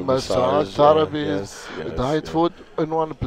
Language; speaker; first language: English; non-native, learner; Arabic